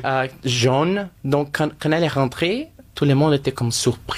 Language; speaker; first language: French; non-native, fluent; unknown